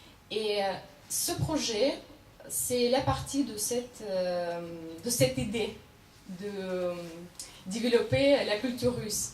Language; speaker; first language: French; non-native, fluent; Russian